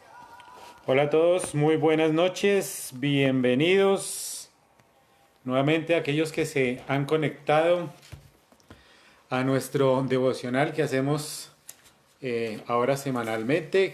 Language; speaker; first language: Spanish; native; Spanish